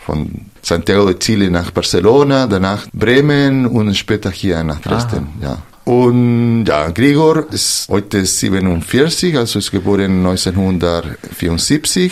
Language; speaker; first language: German; non-native, fluent; Spanish